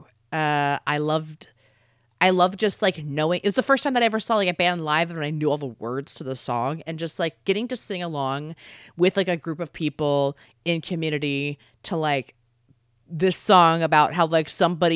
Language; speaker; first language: English; native; English